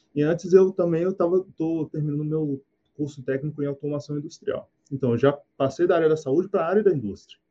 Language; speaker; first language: Portuguese; native; Portuguese